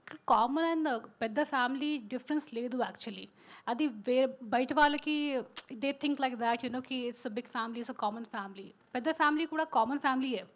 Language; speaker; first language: Telugu; non-native, learner; Hindi